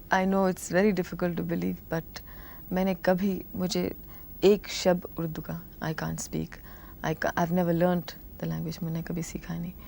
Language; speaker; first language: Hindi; non-native, local second language; Tamil